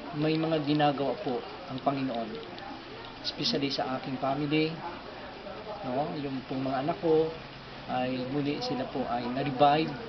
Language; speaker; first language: Filipino; native; Filipino